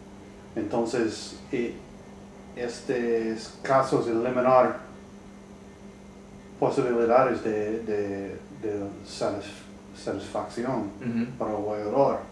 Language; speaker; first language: Spanish; non-native, learner; English